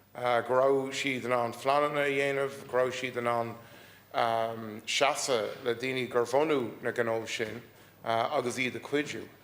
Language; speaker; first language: Irish; non-native, local second language; English